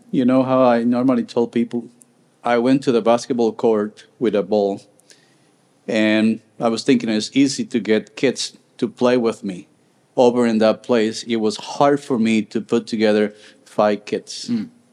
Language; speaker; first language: English; non-native, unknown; Spanish